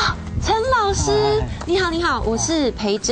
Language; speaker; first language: Chinese; native; Chinese